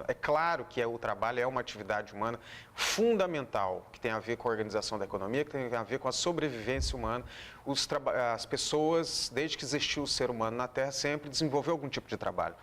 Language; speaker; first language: Portuguese; native; Portuguese